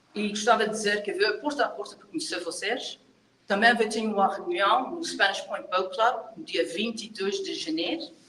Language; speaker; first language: Portuguese; early bilingual, heritage; Portuguese